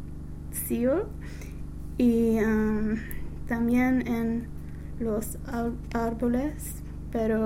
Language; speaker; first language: Spanish; non-native, learner; English